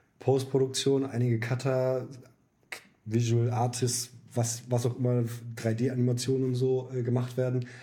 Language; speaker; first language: German; native; German